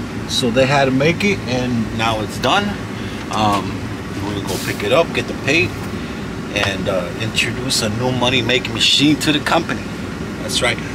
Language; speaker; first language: English; early bilingual, other home language; Spanish